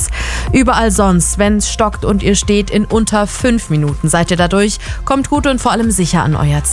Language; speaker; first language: German; native; German